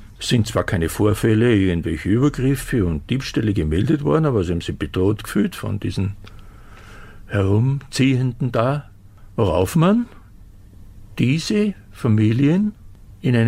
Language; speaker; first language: German; native; German